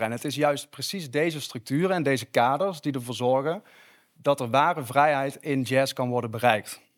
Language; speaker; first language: Dutch; native; Dutch